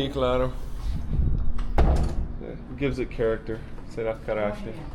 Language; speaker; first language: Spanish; non-native, learner; English